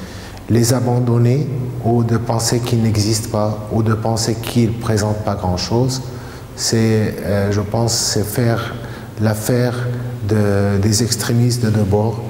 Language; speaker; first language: French; non-native, fluent; Arabic